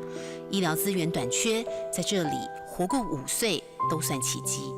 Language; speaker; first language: Chinese; native; Chinese